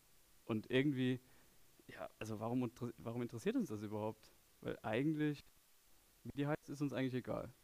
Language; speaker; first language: German; native; German